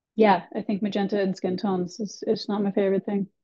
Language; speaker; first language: English; native; English